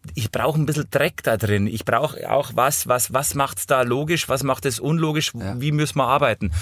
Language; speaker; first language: German; native; German